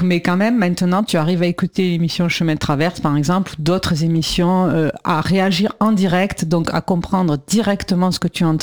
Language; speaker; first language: French; native; French